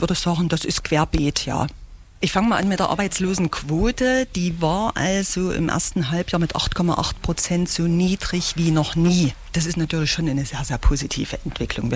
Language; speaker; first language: German; native; German